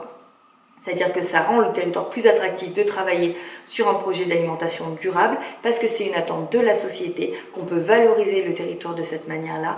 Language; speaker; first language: French; native; French